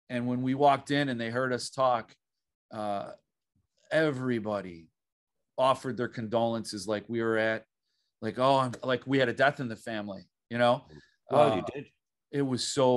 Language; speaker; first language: English; native; English